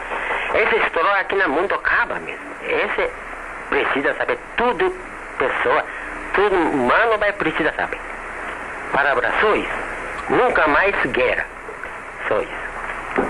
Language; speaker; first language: Portuguese; non-native, learner; Japanese